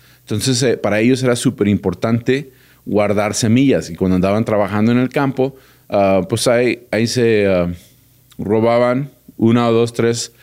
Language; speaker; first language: Spanish; early bilingual, heritage; Spanish